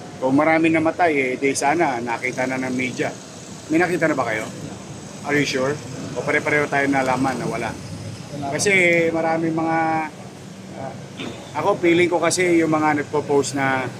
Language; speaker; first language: Filipino; native; Filipino